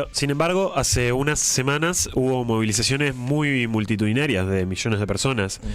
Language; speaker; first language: Spanish; native; Spanish